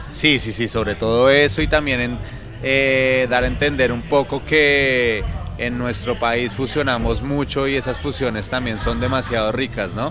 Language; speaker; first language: Spanish; native; Spanish